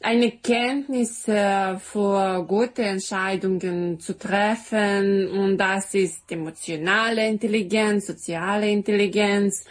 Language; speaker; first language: German; non-native, learner; Serbian